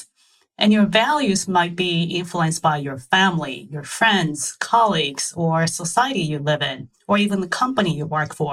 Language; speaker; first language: English; non-native, fluent; Japanese